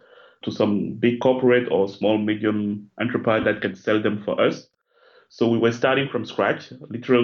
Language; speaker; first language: English; non-native, local second language; French